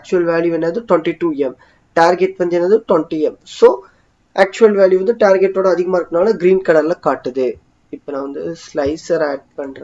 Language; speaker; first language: Tamil; native; Tamil